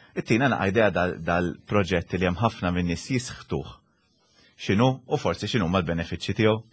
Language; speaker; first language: Maltese; native; Maltese